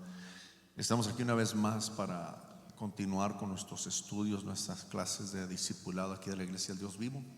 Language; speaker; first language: Spanish; native; Spanish